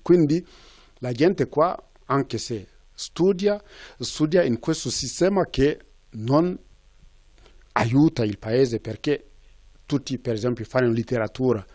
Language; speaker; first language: Italian; non-native, fluent; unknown